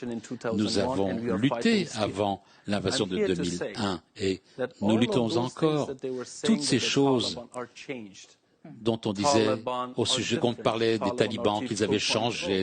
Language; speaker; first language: French; non-native, fluent; Persian